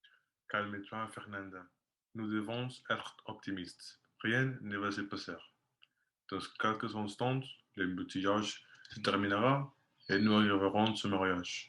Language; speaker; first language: French; non-native, learner; Spanish